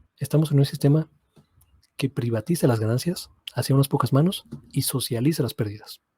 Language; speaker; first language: Spanish; native; Spanish